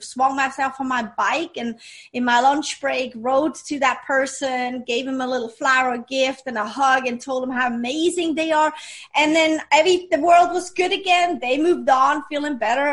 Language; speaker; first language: English; non-native, fluent; Swiss German